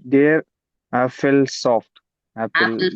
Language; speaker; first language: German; non-native, learner; Tamil